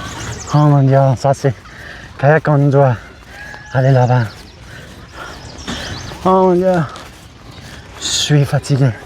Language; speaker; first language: French; non-native, learner; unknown